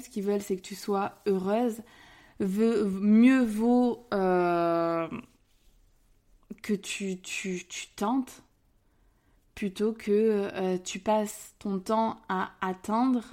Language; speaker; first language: French; native; French